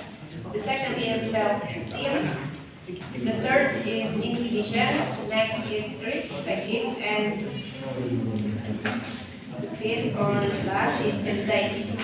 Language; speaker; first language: English; non-native, learner; Indonesian